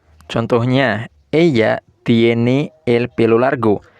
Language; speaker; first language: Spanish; non-native, fluent; Indonesian